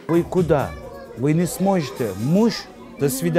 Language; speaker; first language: Russian; non-native, learner; Turkish